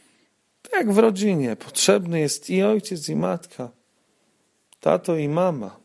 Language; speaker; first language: Polish; native; Polish